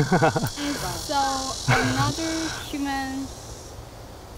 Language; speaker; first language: English; non-native, learner; Korean